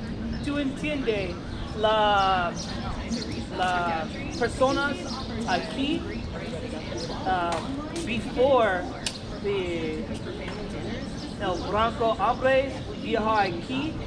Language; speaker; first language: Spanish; non-native, learner; English